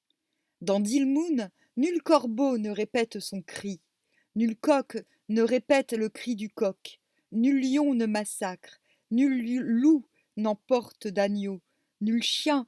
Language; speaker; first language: French; native; French